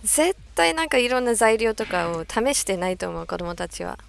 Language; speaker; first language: Japanese; non-native, fluent; English